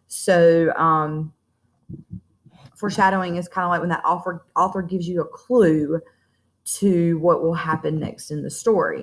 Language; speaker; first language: English; native; English